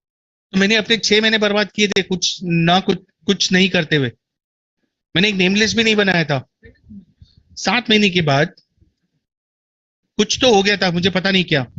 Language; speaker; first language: Hindi; native; Hindi